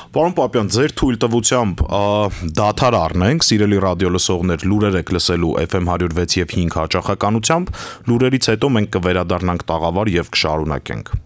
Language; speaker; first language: Armenian; native; Armenian